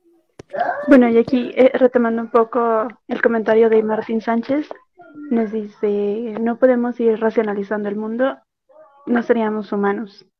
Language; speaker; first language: Spanish; native; Spanish